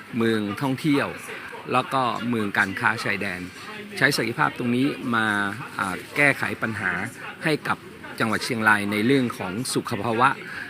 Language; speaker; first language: Thai; native; Thai